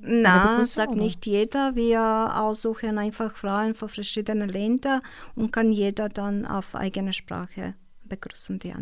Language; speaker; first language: German; non-native, learner; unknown